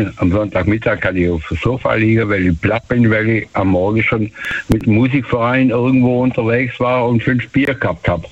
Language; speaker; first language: German; native; German